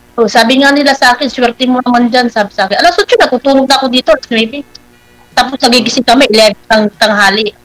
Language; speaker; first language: Filipino; non-native, local second language; Pangasinan